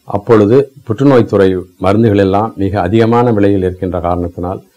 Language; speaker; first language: Tamil; native; Tamil